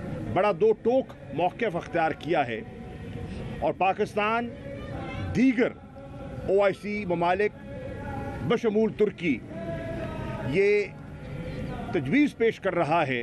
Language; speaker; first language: Urdu; non-native, local second language; Saraiki